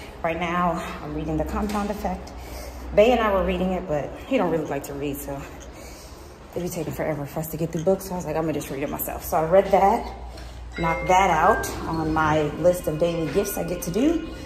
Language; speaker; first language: English; early bilingual, other home language; Spanish